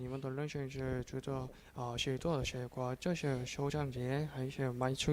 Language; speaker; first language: Chinese; non-native, learner; Korean